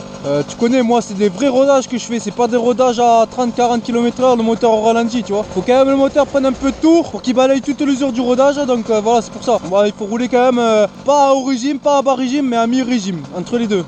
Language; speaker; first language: French; native; French